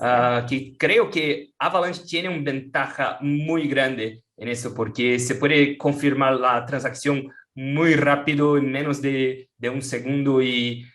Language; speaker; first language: Spanish; non-native, fluent; Portuguese